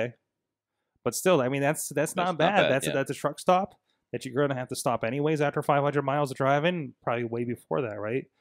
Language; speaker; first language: English; native; English